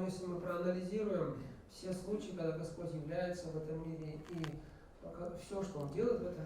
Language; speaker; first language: Russian; native; Russian